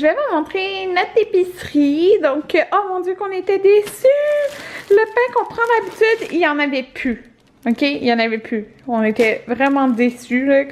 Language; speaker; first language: French; native; French